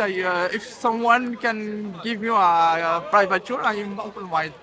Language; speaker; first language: English; non-native, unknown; French